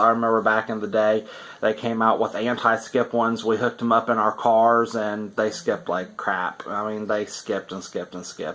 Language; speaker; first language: English; native; English